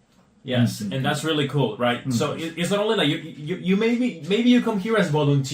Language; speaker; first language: English; non-native, fluent; Spanish